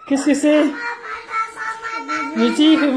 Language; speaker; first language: French; native; French